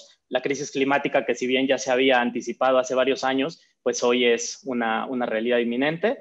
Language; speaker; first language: Spanish; native; Spanish